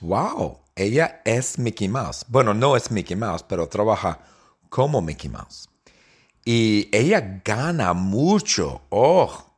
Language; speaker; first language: Spanish; non-native, fluent; English